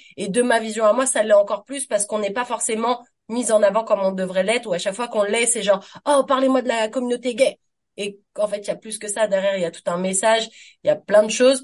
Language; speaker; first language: French; native; French